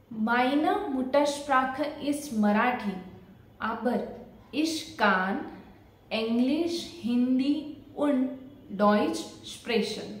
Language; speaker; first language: German; non-native, fluent; Marathi